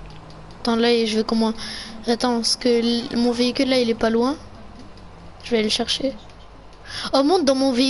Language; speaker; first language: French; native; French